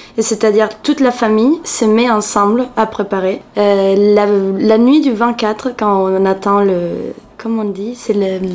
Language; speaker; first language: French; non-native, fluent; Spanish